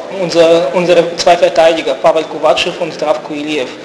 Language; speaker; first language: German; non-native, fluent; Bulgarian